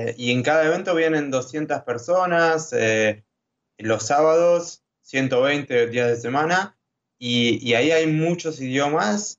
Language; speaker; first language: Spanish; native; Spanish